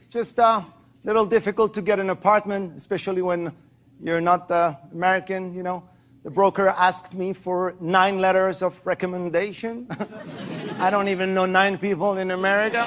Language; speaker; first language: English; non-native, fluent; French